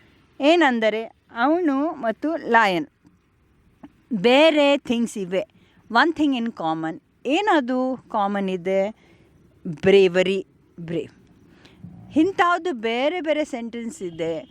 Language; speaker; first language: Kannada; non-native, learner; Konkani